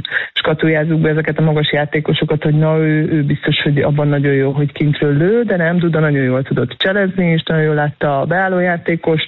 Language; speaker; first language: Hungarian; native; Hungarian